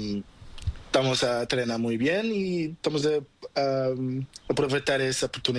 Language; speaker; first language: Spanish; non-native, learner; Portuguese